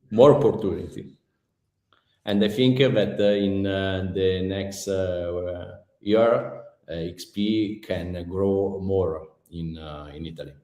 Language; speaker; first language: English; non-native, learner; Italian